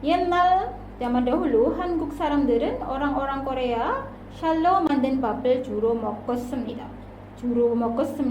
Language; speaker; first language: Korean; non-native, fluent; Indonesian